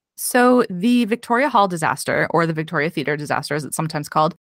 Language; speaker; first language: English; native; English